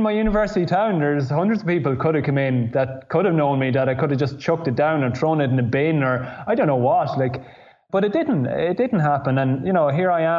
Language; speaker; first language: English; native; English